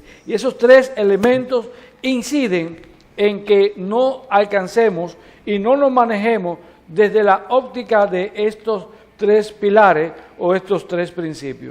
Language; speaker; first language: Spanish; native; Spanish